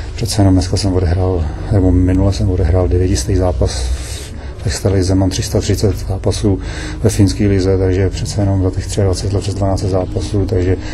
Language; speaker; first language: Czech; native; Czech